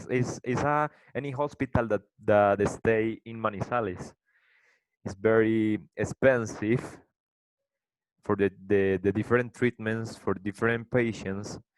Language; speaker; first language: English; non-native, learner; Spanish